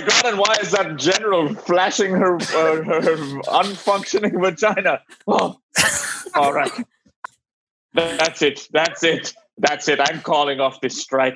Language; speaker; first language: English; non-native, local second language; Hindi